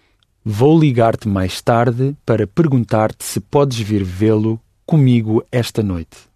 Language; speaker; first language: Portuguese; non-native, learner; English